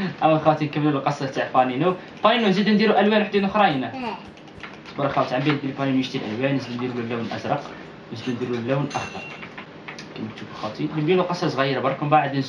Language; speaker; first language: Arabic; native; Arabic